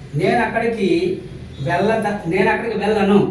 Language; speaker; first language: Telugu; native; Telugu